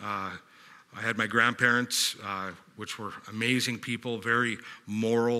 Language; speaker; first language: English; native; English